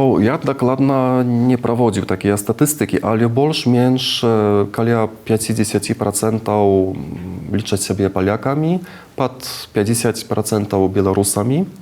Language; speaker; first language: Belarusian; non-native, fluent; Czech